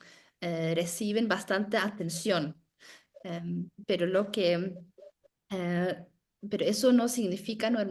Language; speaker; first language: Spanish; non-native, fluent; Norwegian